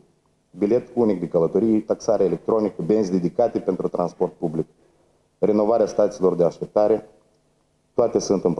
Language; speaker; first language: Romanian; native; Romanian